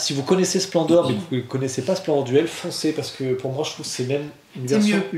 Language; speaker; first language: French; native; French